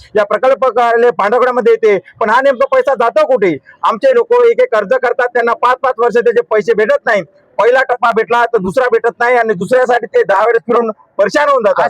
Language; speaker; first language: Marathi; non-native, local second language; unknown